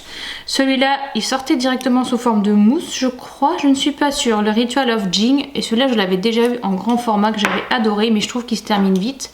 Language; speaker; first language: French; native; French